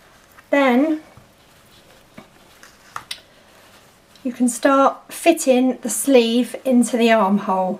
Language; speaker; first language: English; native; English